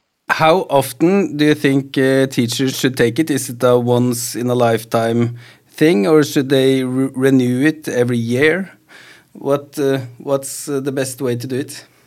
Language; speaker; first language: English; non-native, fluent; Norwegian